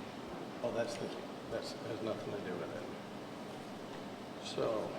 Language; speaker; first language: English; native; English